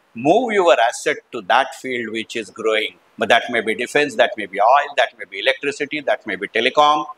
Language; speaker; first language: English; non-native, local second language; Marathi